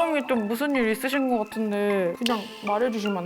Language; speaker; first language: Korean; native; Korean